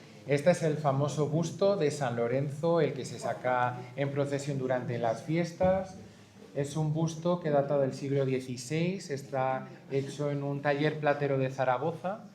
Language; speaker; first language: Spanish; native; Spanish